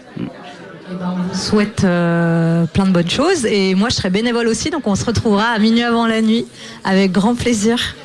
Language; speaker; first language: French; native; French